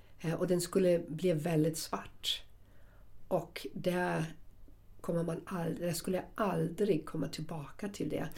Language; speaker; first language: Swedish; non-native, fluent; German